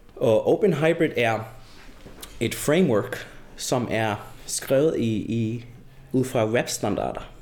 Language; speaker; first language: Danish; non-native, fluent; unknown